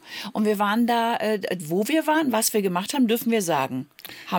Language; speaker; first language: German; native; German